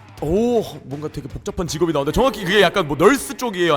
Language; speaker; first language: Korean; native; Korean